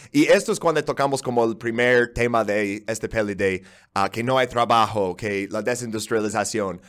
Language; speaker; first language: Spanish; non-native, fluent; English